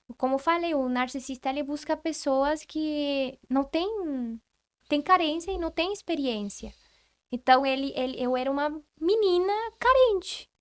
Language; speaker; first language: Portuguese; non-native, fluent; Spanish